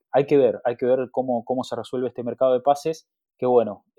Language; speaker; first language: Spanish; native; Spanish